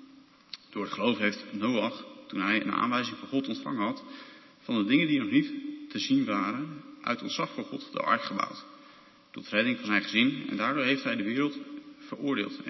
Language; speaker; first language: Dutch; native; Dutch